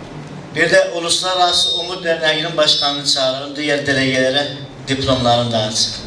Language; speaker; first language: Turkish; native; Turkish